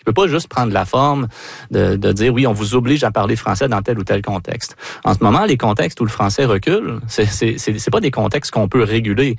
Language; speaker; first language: French; native; French